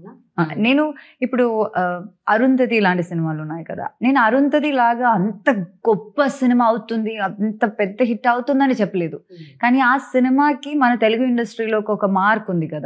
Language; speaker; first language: Telugu; non-native, fluent; Malayalam